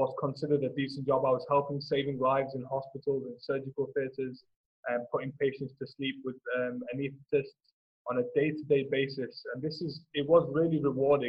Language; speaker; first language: English; native; English